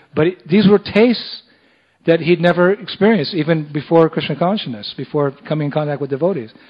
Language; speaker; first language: English; native; English